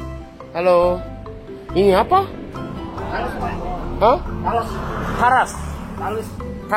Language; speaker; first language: Indonesian; non-native, learner; Japanese